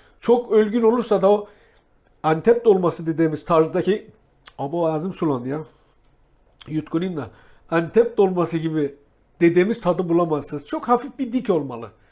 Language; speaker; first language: Turkish; native; Turkish